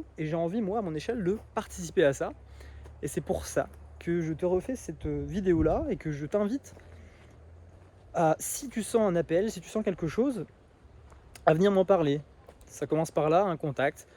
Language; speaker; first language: French; native; French